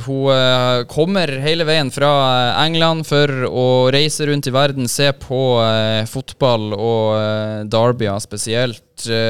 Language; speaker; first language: Norwegian; native; Norwegian